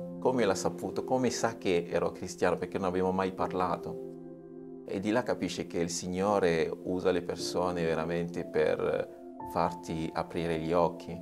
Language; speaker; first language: Italian; non-native, fluent; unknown